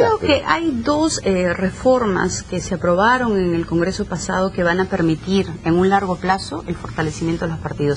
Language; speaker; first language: Spanish; native; Spanish